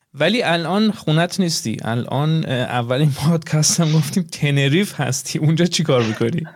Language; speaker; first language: Persian; native; Persian